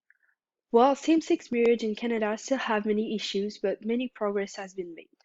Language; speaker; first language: English; non-native, local second language; French